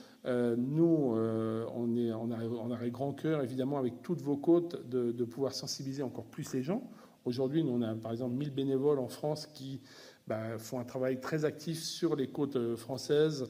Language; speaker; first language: French; native; French